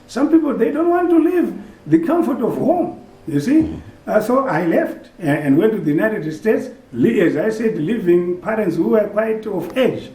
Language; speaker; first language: English; non-native, local second language; Shona